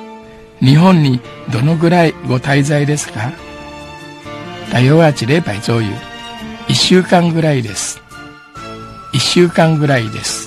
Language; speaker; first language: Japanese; non-native, fluent; Min Nan Chinese